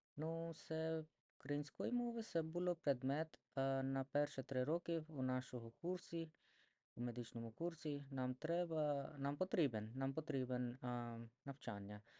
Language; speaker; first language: Ukrainian; non-native, learner; Odia